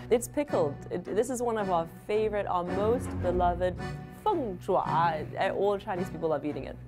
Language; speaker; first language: English; early bilingual, other home language; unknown